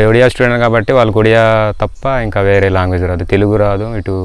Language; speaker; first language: Telugu; non-native, local second language; Koya